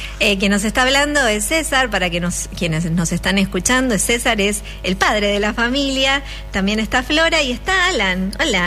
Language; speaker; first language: Spanish; native; Spanish